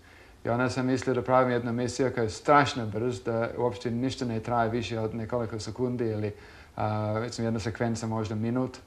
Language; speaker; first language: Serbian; non-native, fluent; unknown